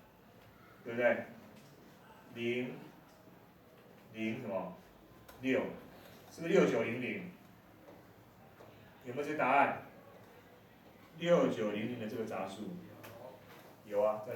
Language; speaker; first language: Chinese; native; Chinese